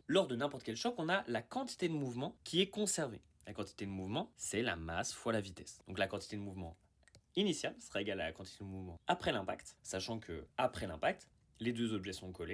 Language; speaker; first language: French; native; French